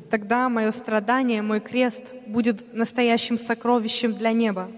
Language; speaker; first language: Russian; native; Russian